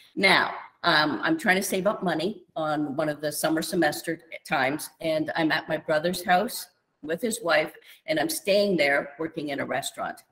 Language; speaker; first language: English; native; English